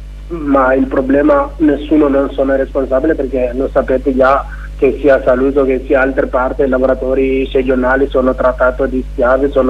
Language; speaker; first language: Italian; non-native, learner; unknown